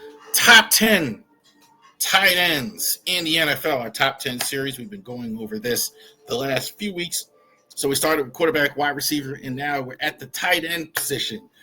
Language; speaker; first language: English; native; English